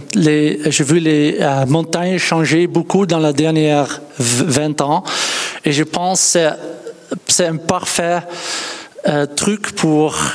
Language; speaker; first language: French; non-native, fluent; Dutch